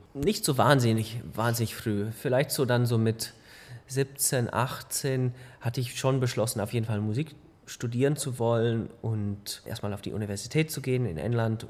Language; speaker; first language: German; early bilingual, heritage; German